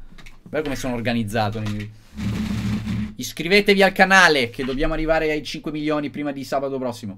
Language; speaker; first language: Italian; native; Italian